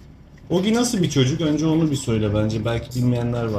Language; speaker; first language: Turkish; native; Turkish